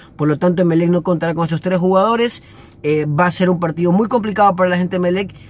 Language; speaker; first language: Spanish; native; Spanish